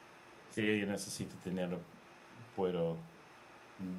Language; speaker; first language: Spanish; non-native, learner; English